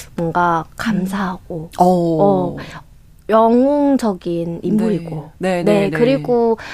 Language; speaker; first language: Korean; non-native, learner; Vietnamese